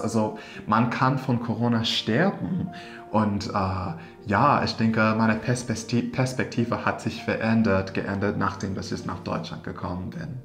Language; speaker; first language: German; non-native, fluent; English